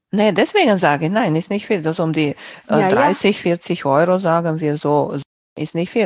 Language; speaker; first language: German; non-native, fluent; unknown